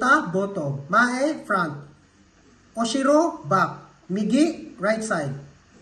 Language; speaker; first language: English; non-native, local second language; Filipino